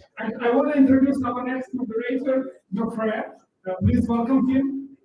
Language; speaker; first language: English; non-native, learner; Russian